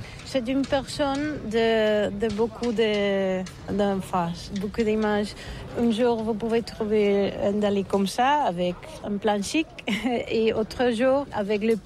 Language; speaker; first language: French; non-native, learner; Spanish